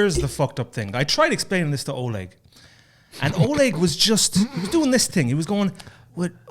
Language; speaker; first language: English; native; English